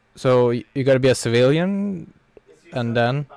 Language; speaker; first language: English; non-native, fluent; Norwegian